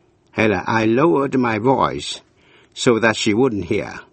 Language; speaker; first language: English; non-native, fluent; Vietnamese